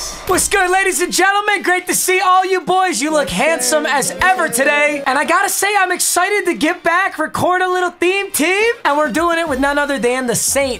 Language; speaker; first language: English; native; English